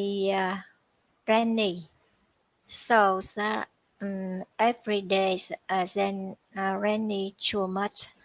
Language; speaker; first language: English; non-native, learner; Vietnamese